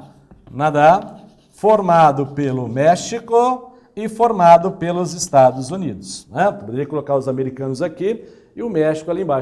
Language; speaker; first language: Portuguese; native; Portuguese